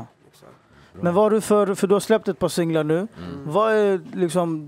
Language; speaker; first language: Swedish; native; Swedish